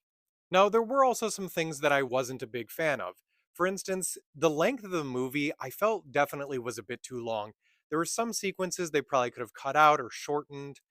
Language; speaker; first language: English; native; English